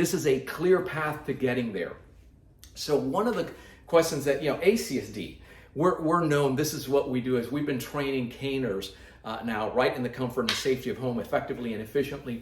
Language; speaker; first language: English; native; English